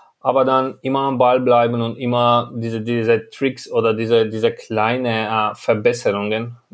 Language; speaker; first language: German; non-native, fluent; Albanian